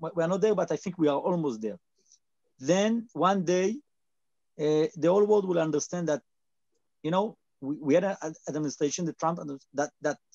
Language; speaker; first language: English; non-native, learner; Hebrew